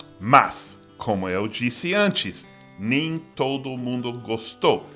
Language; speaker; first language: Portuguese; non-native, fluent; English